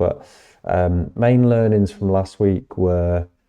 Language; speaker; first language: English; native; English